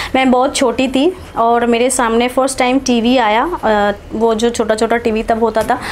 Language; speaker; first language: Hindi; non-native, local second language; Bangla